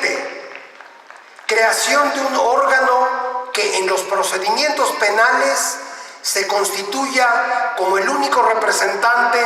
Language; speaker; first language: Spanish; native; Spanish